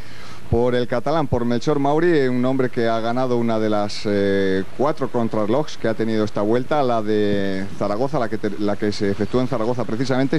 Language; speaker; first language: Spanish; native; Spanish